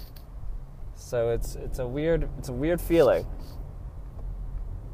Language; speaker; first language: English; native; English